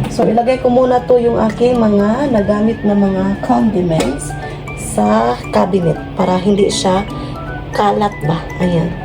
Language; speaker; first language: Filipino; non-native, local second language; Cebuano